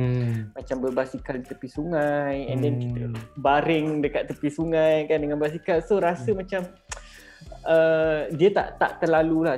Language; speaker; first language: Malay; native; Malay